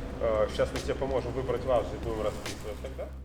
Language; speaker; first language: Russian; native; Russian